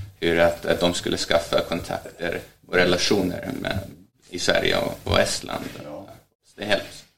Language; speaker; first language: Swedish; non-native, fluent; Estonian